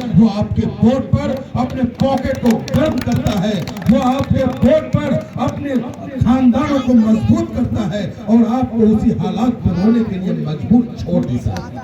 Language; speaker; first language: Hindi; native; Hindi